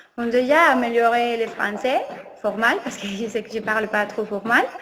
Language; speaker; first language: French; non-native, learner; Spanish